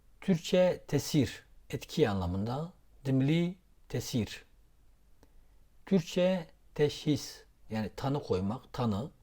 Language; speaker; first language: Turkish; non-native, local second language; Zaza